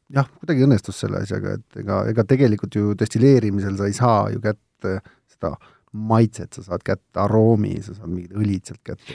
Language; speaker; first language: Estonian; native; Estonian